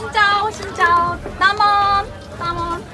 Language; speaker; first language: Vietnamese; non-native, learner; Japanese